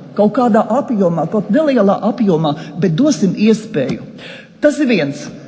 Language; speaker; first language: Latvian; native; Latvian